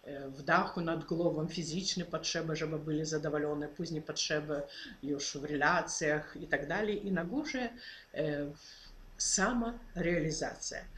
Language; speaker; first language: Polish; non-native, fluent; Ukrainian